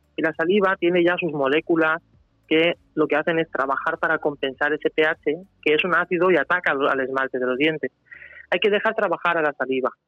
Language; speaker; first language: Spanish; native; Spanish